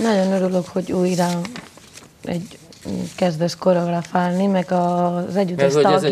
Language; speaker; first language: Hungarian; non-native, learner; Spanish